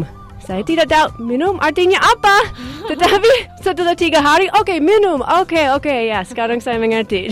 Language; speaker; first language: Indonesian; non-native, fluent; English